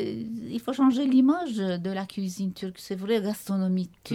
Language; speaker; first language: French; non-native, fluent; Turkish